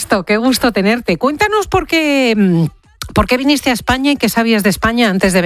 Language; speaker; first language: Spanish; native; Spanish